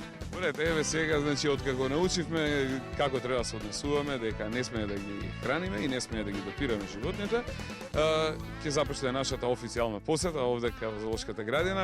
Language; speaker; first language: Macedonian; native; Macedonian